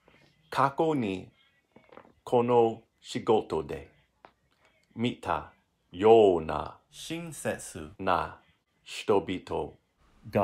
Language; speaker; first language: Japanese; non-native, learner; English